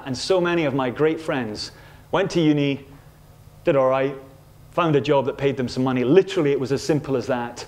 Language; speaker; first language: English; native; English